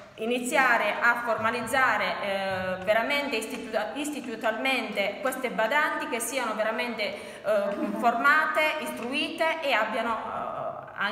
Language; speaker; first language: Italian; native; Italian